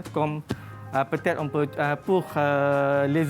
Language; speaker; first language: French; non-native, fluent; Malay